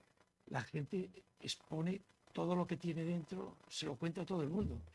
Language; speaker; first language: Spanish; native; Spanish